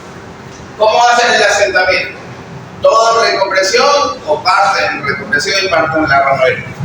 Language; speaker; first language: Spanish; native; Spanish